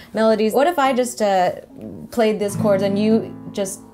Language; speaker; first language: English; native; English